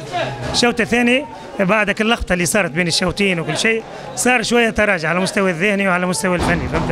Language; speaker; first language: Arabic; native; Arabic